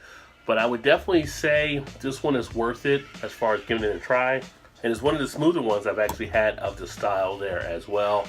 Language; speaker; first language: English; native; English